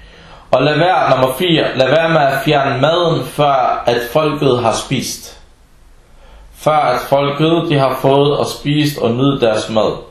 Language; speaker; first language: Danish; early bilingual, other home language; Arabic